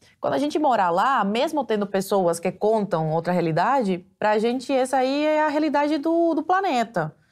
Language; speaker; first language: Portuguese; early bilingual, other home language; Spanish